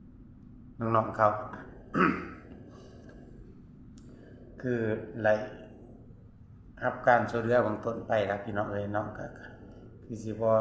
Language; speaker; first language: Thai; non-native, local second language; Northeastern Thai